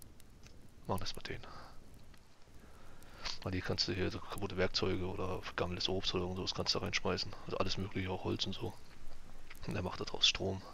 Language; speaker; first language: German; native; German